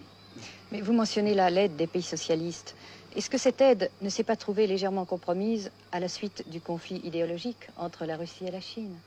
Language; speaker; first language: French; native; French